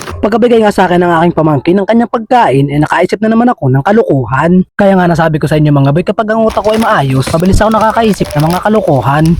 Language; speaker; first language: Filipino; native; Filipino